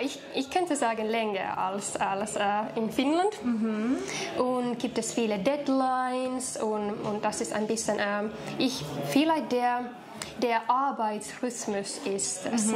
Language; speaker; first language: German; non-native, fluent; Finnish